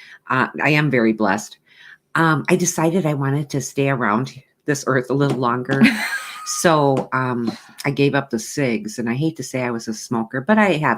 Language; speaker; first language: English; native; English